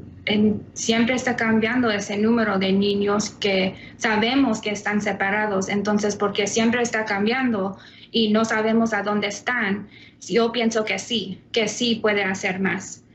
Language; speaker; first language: Spanish; early bilingual, heritage; Spanish